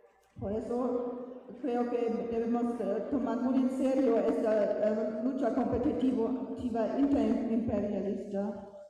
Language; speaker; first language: Spanish; non-native, fluent; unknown